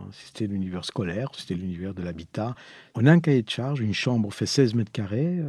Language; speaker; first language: French; non-native, fluent; Spanish